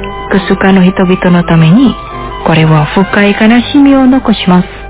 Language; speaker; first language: Japanese; non-native, fluent; Indonesian